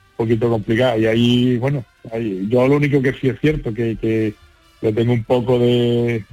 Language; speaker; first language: Spanish; native; Spanish